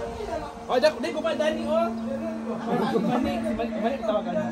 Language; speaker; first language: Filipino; non-native, local second language; Cebuano